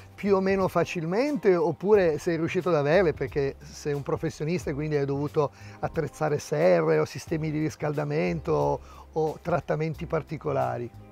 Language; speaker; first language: Italian; native; Italian